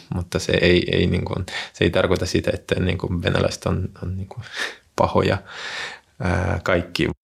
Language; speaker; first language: Finnish; non-native, fluent; Russian